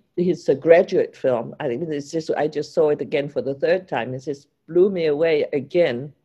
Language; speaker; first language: English; non-native, local second language; Cantonese